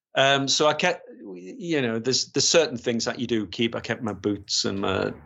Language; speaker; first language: English; native; English